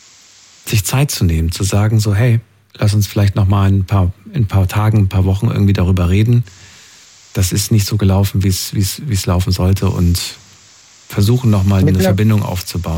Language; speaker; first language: German; native; German